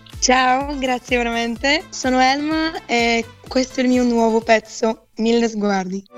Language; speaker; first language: Italian; non-native, fluent; Bulgarian